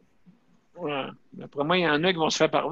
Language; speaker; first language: French; native; French